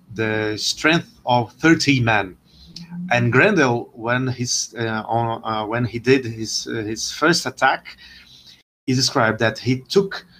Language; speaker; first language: English; non-native, fluent; Portuguese